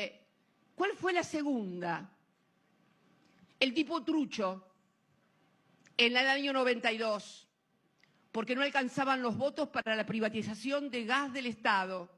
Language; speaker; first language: Spanish; native; Spanish